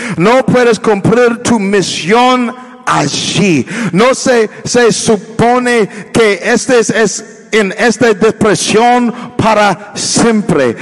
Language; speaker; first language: Spanish; non-native, learner; English